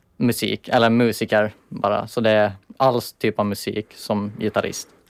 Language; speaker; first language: Swedish; native; Swedish